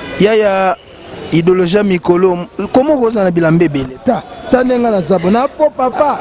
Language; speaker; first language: Lingala; native; Lingala